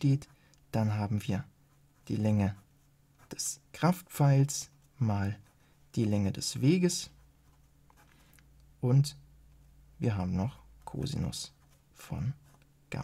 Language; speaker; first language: German; native; German